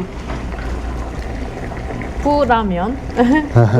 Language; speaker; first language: Turkish; non-native, learner; Korean